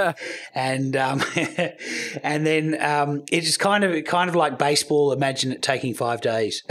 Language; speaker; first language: English; native; English